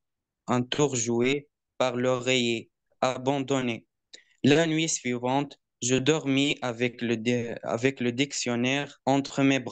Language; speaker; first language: French; non-native, learner; Arabic